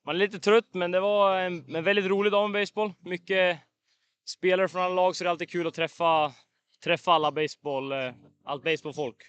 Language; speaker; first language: Swedish; native; Swedish